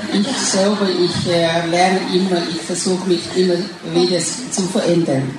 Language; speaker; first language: German; non-native, learner; Thai